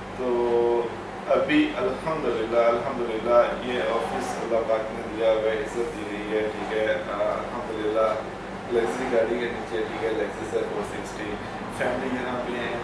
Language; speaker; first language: Urdu; non-native, local second language; Punjabi